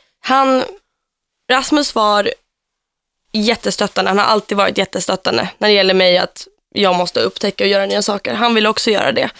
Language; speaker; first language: Swedish; early bilingual, heritage; Swedish